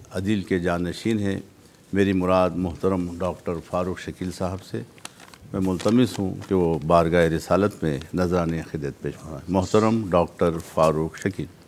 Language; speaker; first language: Hindi; non-native, local second language; Urdu